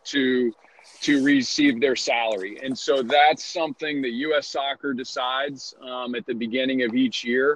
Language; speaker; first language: English; native; English